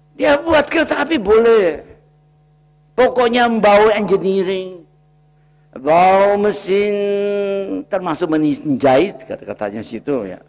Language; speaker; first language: Indonesian; native; Indonesian